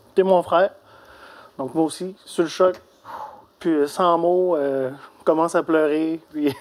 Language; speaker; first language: French; native; French